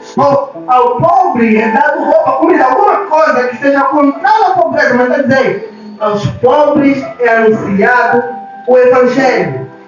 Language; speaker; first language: Portuguese; native; Portuguese